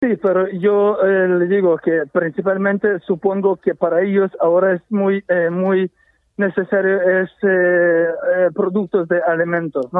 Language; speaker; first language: Spanish; non-native, fluent; Ukrainian